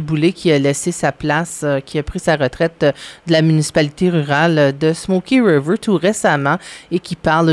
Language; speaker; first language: French; native; French